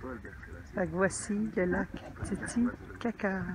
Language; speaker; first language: French; native; French